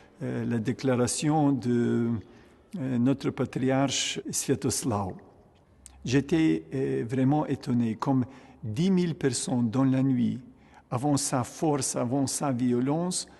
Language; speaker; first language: French; non-native, fluent; Ukrainian